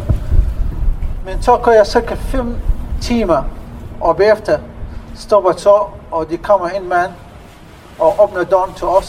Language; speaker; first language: Danish; non-native, learner; Arabic